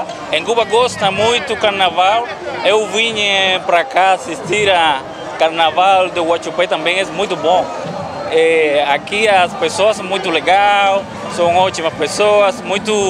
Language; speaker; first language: Portuguese; non-native, learner; Spanish